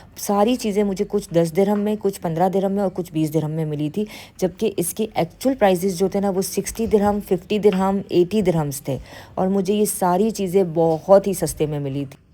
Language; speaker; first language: Urdu; native; Urdu